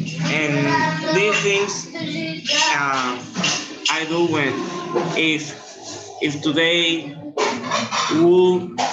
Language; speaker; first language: English; non-native, learner; Spanish